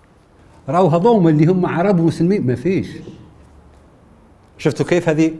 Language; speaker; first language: Arabic; native; Arabic